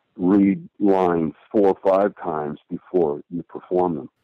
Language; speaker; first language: English; native; English